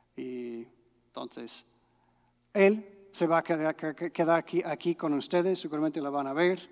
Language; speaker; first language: Spanish; non-native, fluent; English